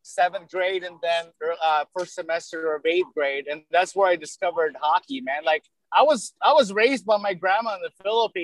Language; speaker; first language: English; early bilingual, other home language; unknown